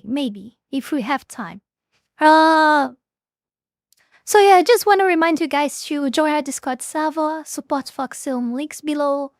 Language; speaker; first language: English; non-native, fluent; Portuguese